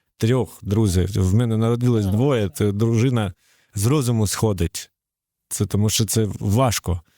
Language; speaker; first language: Ukrainian; native; Ukrainian